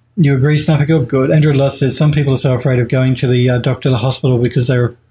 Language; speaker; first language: English; native; English